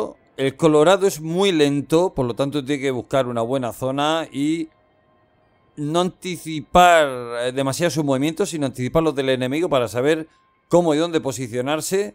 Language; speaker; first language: Spanish; native; Spanish